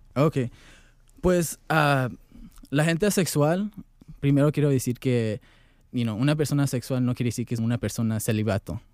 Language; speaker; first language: Spanish; early bilingual, heritage; Spanish